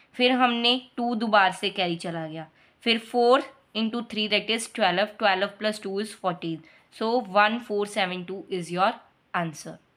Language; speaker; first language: Hindi; non-native, local second language; Punjabi